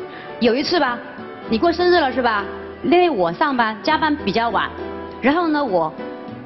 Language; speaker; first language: Chinese; native; Chinese